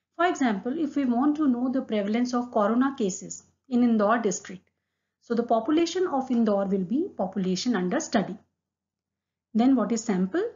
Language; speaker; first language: English; non-native, local second language; Hindi